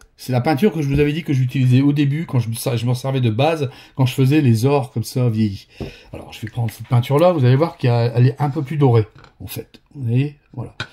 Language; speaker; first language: French; native; French